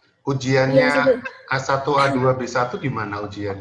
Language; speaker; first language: Indonesian; native; Indonesian